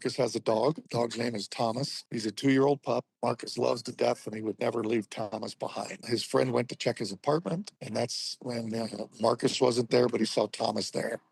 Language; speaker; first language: English; native; English